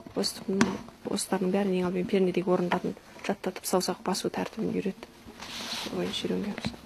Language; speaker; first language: Kazakh; native; Kazakh